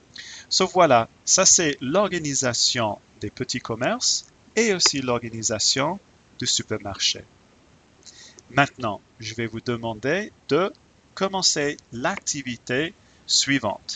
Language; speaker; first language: French; non-native, fluent; English